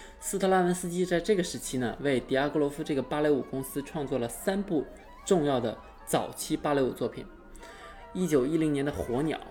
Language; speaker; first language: Chinese; native; Chinese